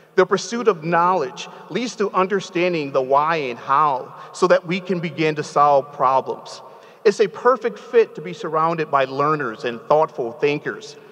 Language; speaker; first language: English; native; English